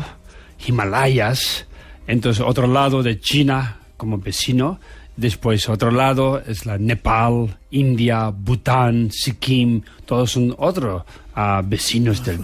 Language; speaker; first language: Spanish; non-native, learner; Tibetan